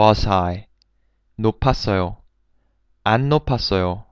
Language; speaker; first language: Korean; non-native, fluent; English